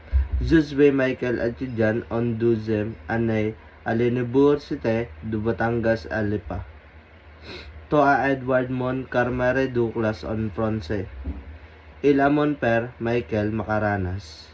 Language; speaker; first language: French; non-native, learner; Filipino